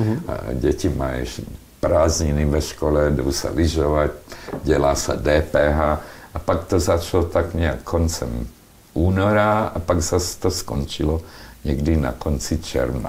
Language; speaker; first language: Czech; non-native, local second language; Slovak